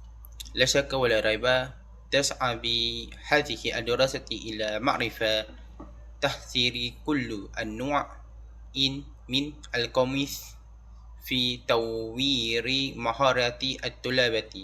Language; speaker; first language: Arabic; non-native, learner; Malay